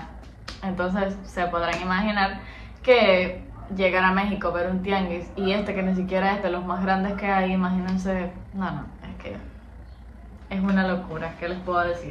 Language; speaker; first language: Spanish; native; Spanish